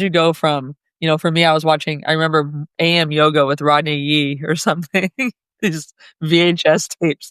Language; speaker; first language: English; native; English